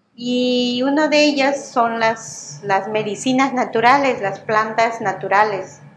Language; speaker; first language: Spanish; non-native, local second language; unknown